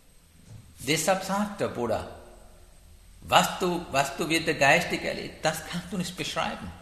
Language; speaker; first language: German; non-native, learner; Sinhala